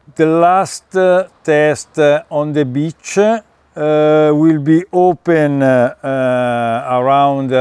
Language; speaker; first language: English; non-native, fluent; Italian